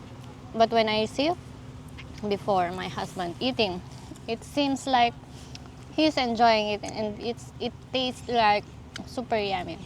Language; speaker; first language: English; non-native, local second language; Filipino